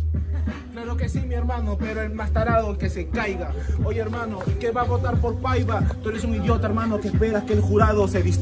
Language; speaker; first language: Spanish; native; Spanish